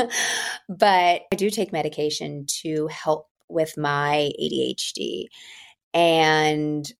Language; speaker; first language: English; native; English